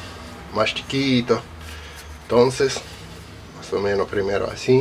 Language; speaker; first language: Spanish; non-native, learner; Russian